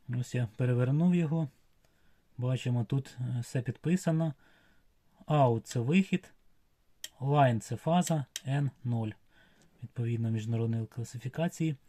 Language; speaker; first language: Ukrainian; non-native, local second language; Russian